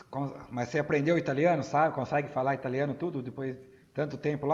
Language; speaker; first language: Portuguese; native; Portuguese